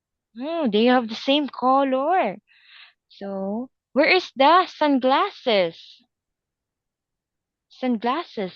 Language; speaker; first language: English; non-native, local second language; Filipino